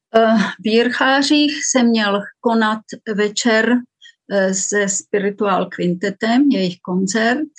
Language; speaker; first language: Czech; native; Czech